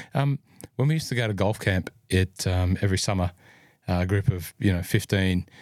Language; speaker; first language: English; native; English